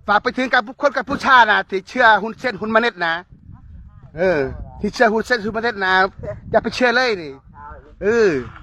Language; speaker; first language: Thai; non-native, learner; Khmer